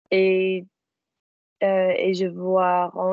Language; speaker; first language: French; non-native, learner; English